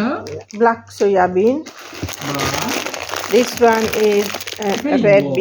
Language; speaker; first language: English; non-native, local second language; Morisyen